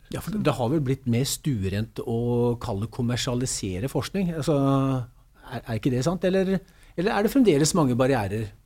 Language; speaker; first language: Norwegian; native; Norwegian